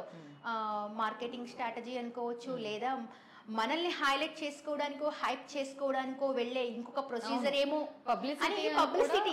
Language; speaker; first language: Telugu; native; Telugu